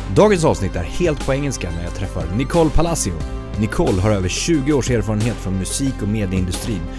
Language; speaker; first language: Swedish; native; Swedish